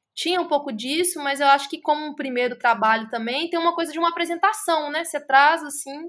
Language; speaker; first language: Portuguese; native; Portuguese